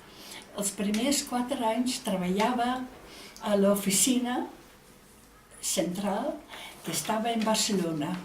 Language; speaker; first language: Catalan; non-native, fluent; Dutch